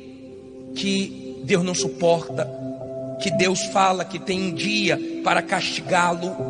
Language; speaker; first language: Portuguese; native; Portuguese